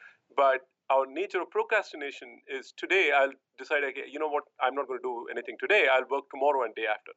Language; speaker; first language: English; non-native, local second language; Tamil